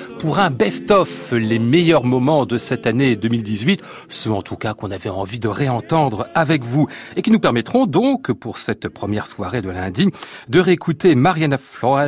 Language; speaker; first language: French; native; French